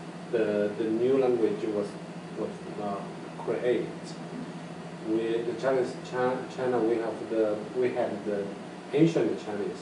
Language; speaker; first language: English; non-native, learner; Chinese